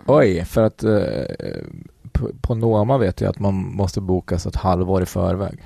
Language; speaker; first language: Swedish; early bilingual, other home language; Kurdish